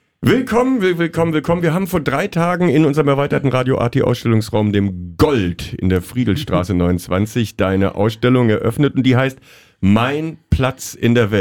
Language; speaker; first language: German; native; German